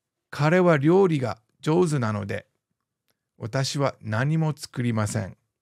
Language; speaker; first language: Japanese; non-native, fluent; English